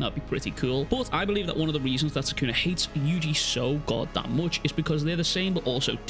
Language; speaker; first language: English; native; English